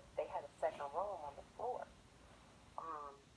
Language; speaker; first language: English; native; English